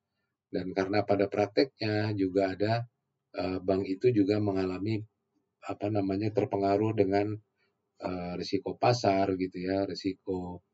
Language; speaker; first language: Indonesian; native; Indonesian